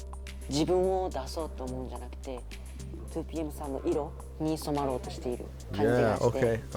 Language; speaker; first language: Japanese; native; Japanese